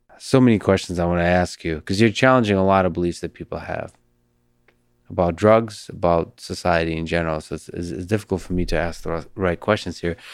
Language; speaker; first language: English; early bilingual, other home language; Russian